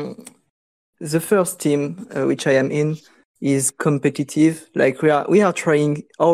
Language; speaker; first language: English; non-native, fluent; French